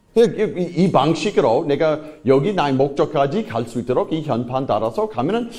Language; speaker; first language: Korean; non-native, fluent; English